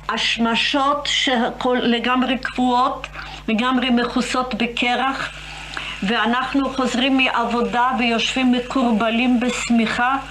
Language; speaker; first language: Hebrew; non-native, fluent; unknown